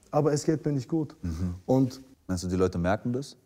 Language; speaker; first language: German; non-native, fluent; Russian